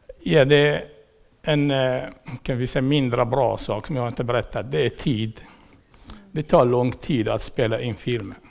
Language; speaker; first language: Swedish; non-native, fluent; Arabic